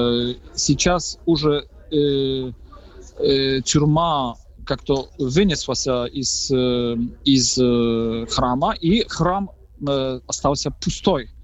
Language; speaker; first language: Russian; non-native, fluent; Polish